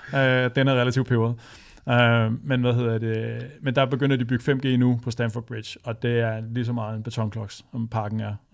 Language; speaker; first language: Danish; native; Danish